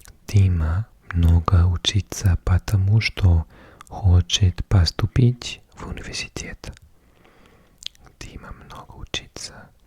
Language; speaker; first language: Russian; non-native, learner; English